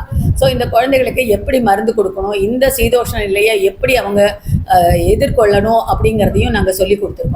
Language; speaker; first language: Tamil; native; Tamil